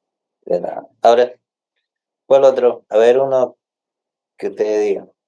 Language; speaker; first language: Spanish; native; Spanish